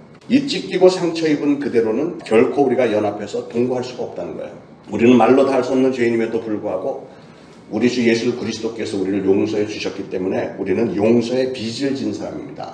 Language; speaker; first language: Korean; native; Korean